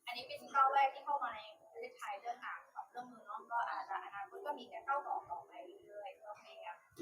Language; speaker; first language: Thai; non-native, fluent; Burmese